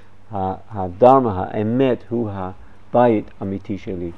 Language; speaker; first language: Hebrew; non-native, fluent; English